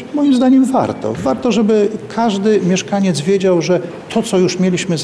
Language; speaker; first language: Polish; native; Polish